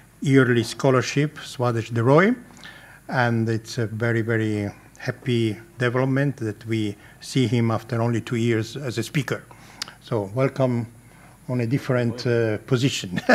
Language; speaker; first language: English; non-native, fluent; Italian